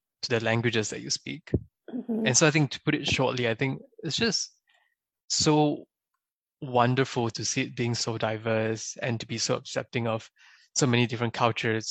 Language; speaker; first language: English; native; English